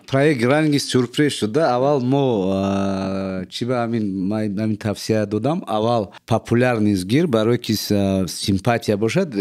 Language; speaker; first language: Tajik; non-native, local second language; Uzbek